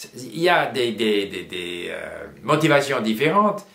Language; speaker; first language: French; non-native, fluent; English